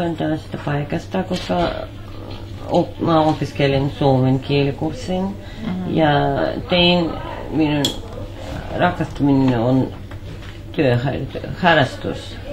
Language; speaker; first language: Finnish; non-native, learner; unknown